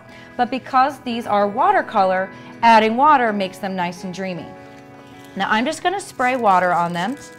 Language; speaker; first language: English; native; English